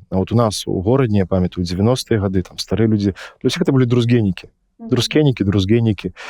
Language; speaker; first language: Belarusian; non-native, local second language; Russian